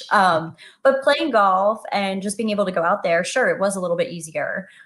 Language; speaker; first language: English; native; English